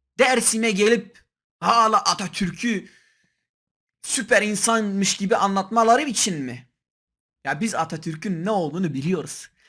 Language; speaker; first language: Turkish; non-native, local second language; Kurdish